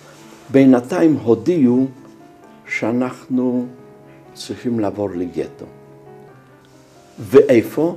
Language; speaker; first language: Hebrew; non-native, fluent; Polish